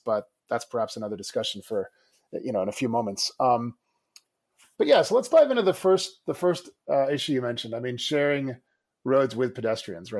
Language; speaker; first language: English; native; English